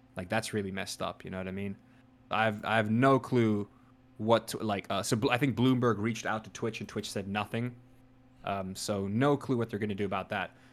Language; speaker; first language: English; native; English